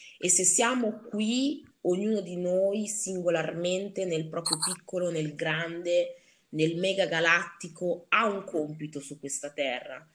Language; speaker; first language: Italian; early bilingual, other home language; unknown